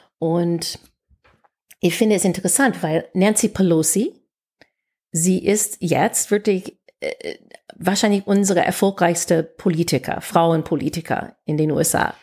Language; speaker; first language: German; non-native, fluent; English